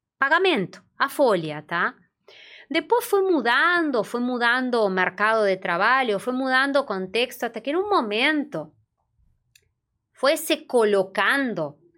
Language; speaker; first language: Portuguese; non-native, fluent; Spanish